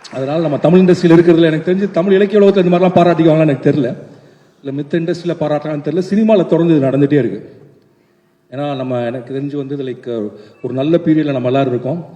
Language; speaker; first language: Tamil; native; Tamil